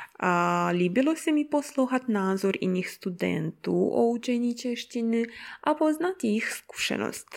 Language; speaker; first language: Czech; non-native, learner; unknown